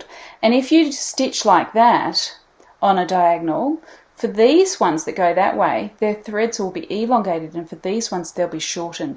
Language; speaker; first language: English; native; English